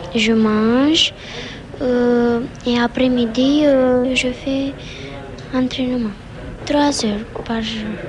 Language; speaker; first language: French; non-native, learner; Romanian